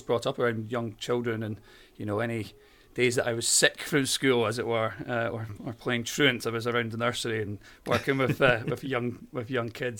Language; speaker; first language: English; native; English